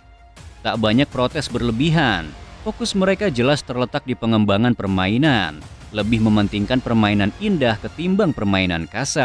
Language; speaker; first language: Indonesian; native; Indonesian